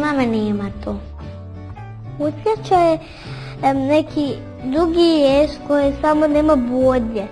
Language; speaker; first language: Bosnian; early bilingual, heritage; Bosnian